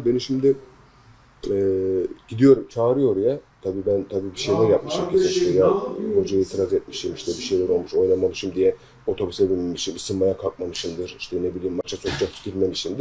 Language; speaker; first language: Turkish; native; Turkish